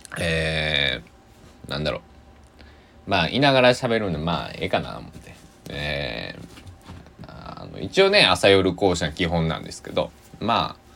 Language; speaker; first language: Japanese; native; Japanese